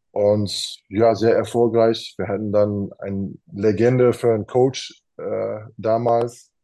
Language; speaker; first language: German; non-native, fluent; English